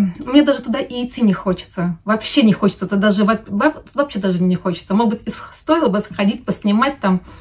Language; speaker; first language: Russian; non-native, local second language; Lithuanian